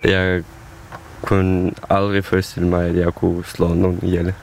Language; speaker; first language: Danish; non-native, fluent; Ukrainian